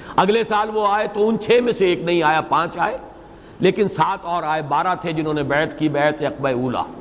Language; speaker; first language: Urdu; native; Urdu